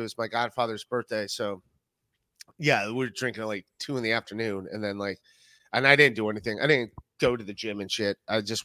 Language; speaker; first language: English; native; English